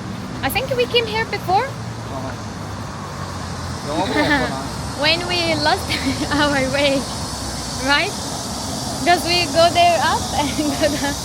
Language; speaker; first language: English; non-native, learner; Arabic